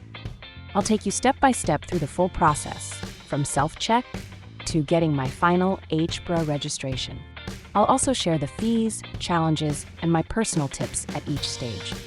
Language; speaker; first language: English; non-native, local second language; Punjabi